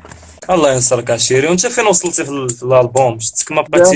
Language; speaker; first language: Arabic; native; Arabic